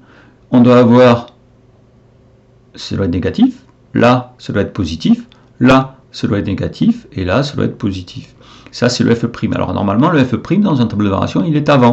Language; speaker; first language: French; native; French